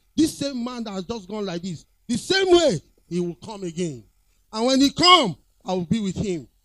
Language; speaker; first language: English; non-native, local second language; Yoruba